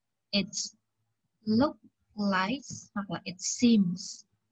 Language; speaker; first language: English; non-native, fluent; Vietnamese